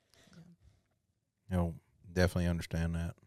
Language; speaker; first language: English; native; English